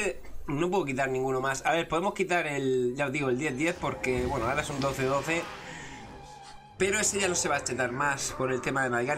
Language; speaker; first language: Spanish; native; Spanish